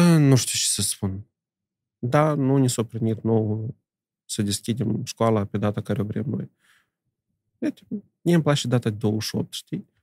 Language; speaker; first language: Romanian; native; Romanian